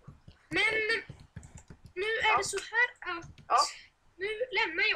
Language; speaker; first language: Swedish; native; Swedish